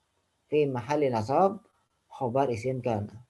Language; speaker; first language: Arabic; non-native, fluent; Indonesian